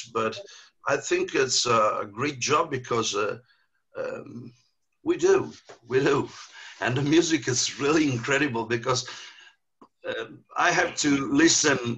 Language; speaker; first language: English; non-native, learner; Italian